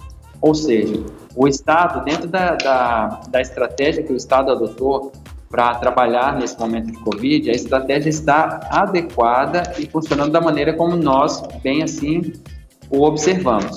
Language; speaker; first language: Portuguese; native; Portuguese